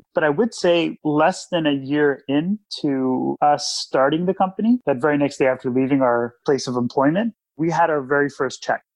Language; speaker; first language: English; native; English